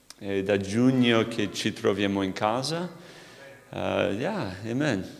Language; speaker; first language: Italian; non-native, fluent; English